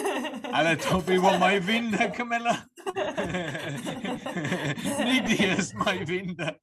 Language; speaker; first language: Polish; non-native, learner; English